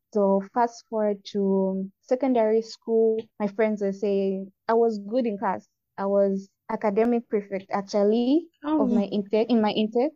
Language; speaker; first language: English; non-native, local second language; Bemba